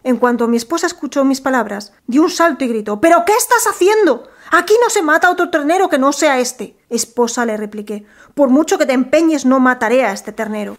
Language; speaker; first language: Spanish; native; Spanish